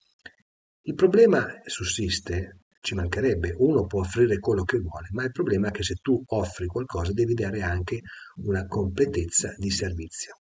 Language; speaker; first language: Italian; native; Italian